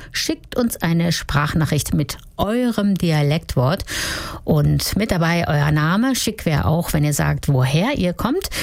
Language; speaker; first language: German; native; German